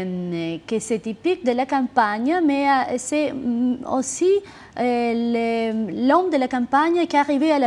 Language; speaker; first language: French; non-native, fluent; Spanish